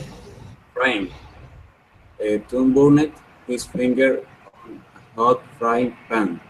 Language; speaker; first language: English; non-native, learner; Spanish